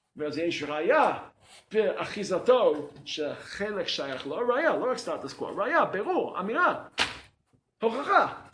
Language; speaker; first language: Hebrew; non-native, fluent; English